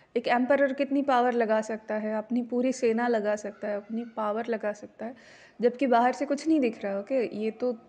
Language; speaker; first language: Hindi; non-native, local second language; Marathi